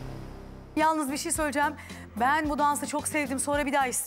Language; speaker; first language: Turkish; native; Turkish